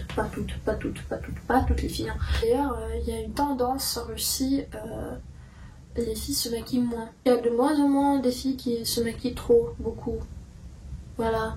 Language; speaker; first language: French; non-native, fluent; Russian